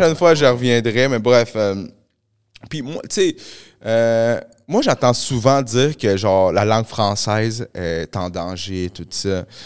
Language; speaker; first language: French; early bilingual, other home language; Spanish